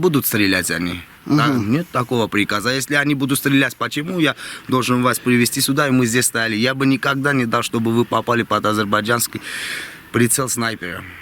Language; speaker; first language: Russian; non-native, local second language; Armenian